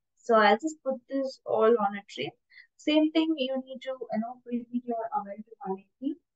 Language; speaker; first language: English; non-native, local second language; Tamil